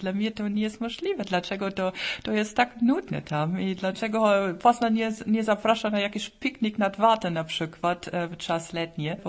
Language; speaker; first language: Polish; non-native, fluent; German